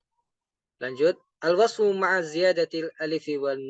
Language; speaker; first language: Arabic; non-native, fluent; Indonesian